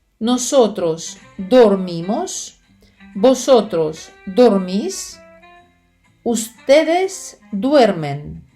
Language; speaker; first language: Spanish; non-native, fluent; Ukrainian